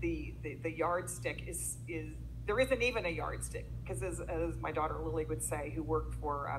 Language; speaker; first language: English; native; English